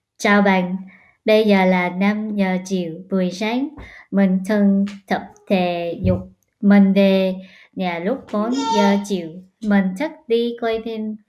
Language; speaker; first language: Vietnamese; non-native, learner; English